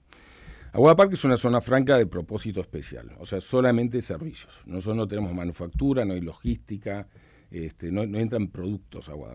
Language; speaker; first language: Spanish; native; Spanish